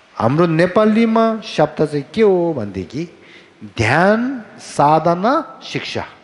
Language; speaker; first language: Nepali; non-native, local second language; Tibetan